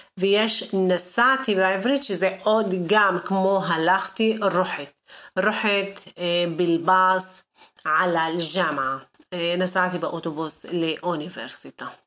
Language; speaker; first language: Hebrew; non-native, local second language; Arabic